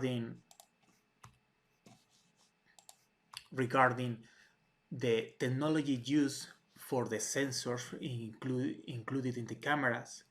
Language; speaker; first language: English; non-native, fluent; Spanish